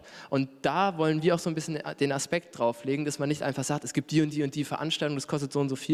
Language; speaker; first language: German; native; German